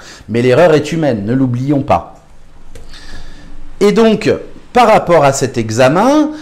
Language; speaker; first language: French; native; French